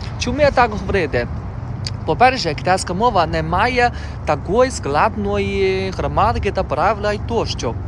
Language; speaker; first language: Ukrainian; non-native, learner; Chinese